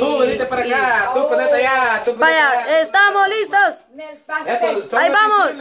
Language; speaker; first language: Spanish; native; Spanish